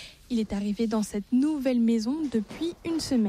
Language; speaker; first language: French; native; French